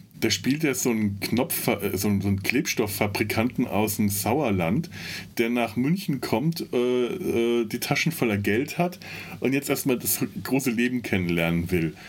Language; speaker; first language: German; native; German